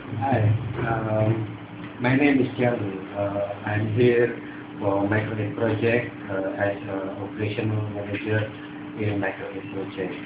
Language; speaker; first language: English; non-native, fluent; Indonesian